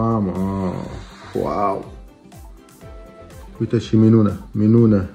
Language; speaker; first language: Romanian; non-native, learner; Arabic